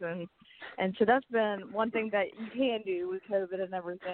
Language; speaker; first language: English; native; English